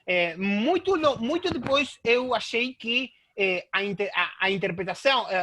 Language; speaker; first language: Portuguese; non-native, fluent; Spanish